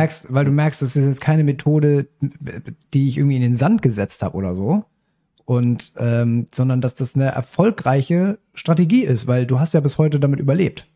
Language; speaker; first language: German; native; German